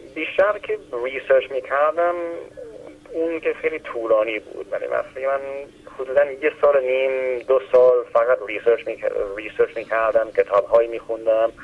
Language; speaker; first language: Persian; early bilingual, heritage; Persian